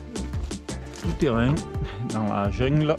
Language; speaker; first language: French; native; French